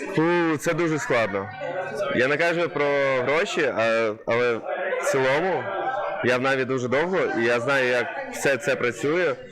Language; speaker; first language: Ukrainian; non-native, local second language; Russian